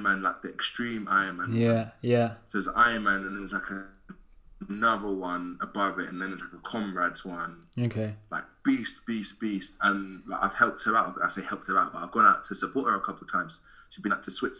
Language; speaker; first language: English; native; English